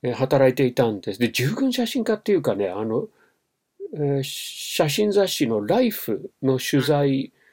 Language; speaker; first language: Japanese; non-native, fluent; English